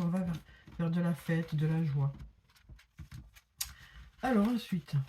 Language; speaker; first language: French; native; French